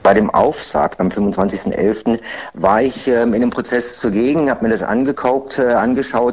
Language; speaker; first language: German; native; German